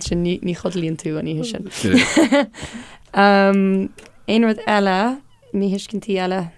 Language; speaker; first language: Irish; non-native, local second language; English